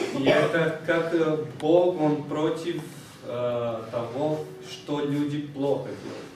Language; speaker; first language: Russian; non-native, fluent; Portuguese